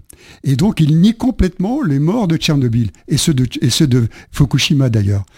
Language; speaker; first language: French; native; French